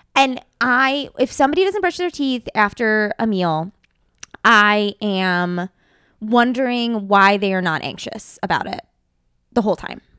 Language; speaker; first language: English; native; English